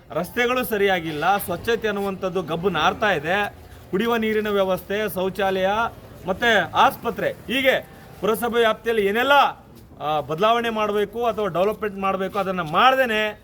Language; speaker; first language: Kannada; native; Kannada